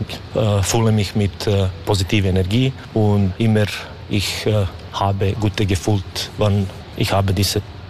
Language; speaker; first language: German; non-native, learner; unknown